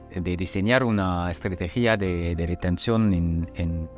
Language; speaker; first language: Spanish; non-native, fluent; French